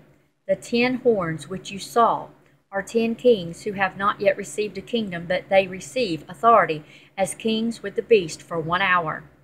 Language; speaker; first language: English; native; English